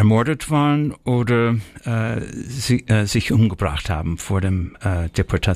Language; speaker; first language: German; early bilingual, heritage; German